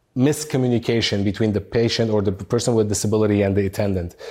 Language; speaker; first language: English; non-native, fluent; Arabic